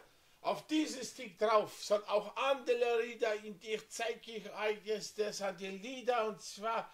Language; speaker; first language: German; non-native, fluent; Slovenian